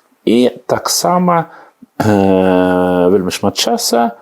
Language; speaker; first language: Belarusian; non-native, learner; Russian